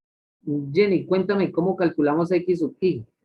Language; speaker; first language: Spanish; native; Spanish